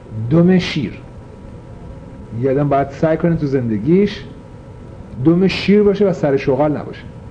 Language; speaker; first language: Persian; native; Persian